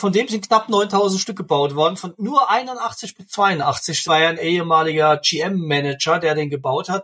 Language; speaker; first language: German; native; German